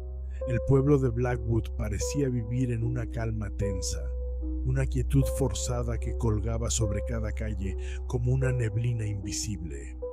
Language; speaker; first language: Spanish; native; Spanish